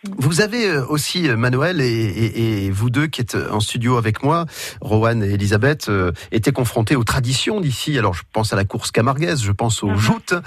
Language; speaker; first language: French; native; French